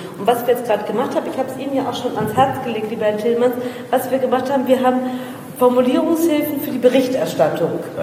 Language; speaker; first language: German; early bilingual, other home language; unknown